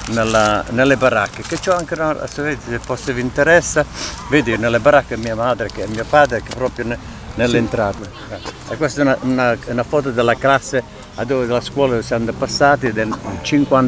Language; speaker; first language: Italian; early bilingual, heritage; Italian